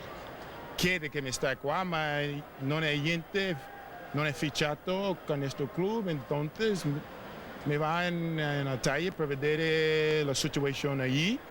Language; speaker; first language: Spanish; non-native, learner; English